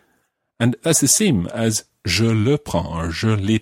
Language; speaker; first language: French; non-native, fluent; English